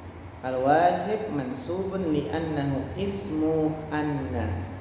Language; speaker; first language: Arabic; non-native, fluent; Indonesian